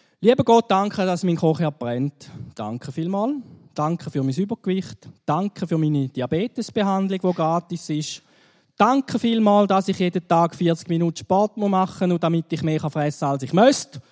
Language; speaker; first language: German; native; German